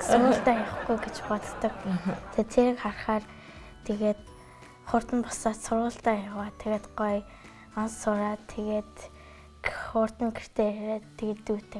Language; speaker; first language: Mongolian; early bilingual, heritage; Mongolian